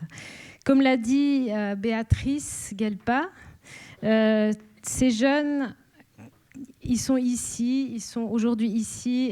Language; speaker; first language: French; native; French